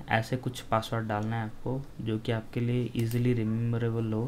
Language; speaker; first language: Hindi; native; Hindi